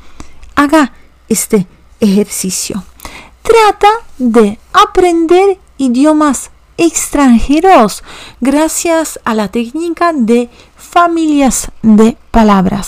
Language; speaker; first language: Spanish; non-native, fluent; Polish